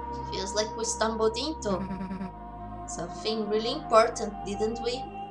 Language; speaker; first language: English; non-native, fluent; Portuguese